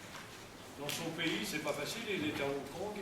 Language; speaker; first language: French; native; French